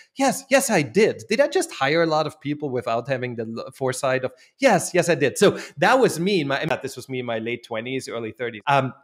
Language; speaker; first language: English; non-native, fluent; German